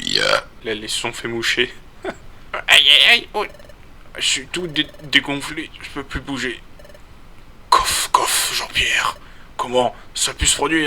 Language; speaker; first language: French; native; French